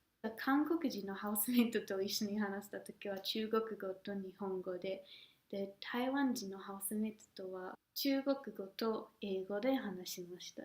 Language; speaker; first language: Japanese; non-native, fluent; English